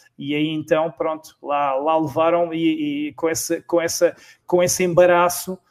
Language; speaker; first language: Portuguese; native; Portuguese